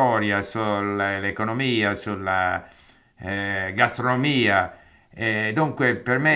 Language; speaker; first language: Italian; non-native, fluent; English